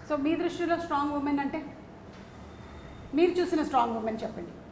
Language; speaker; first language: Telugu; native; Telugu